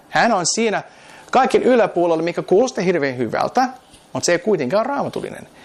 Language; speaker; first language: Finnish; non-native, fluent; English